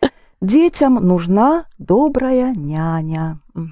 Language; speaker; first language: Russian; non-native, fluent; English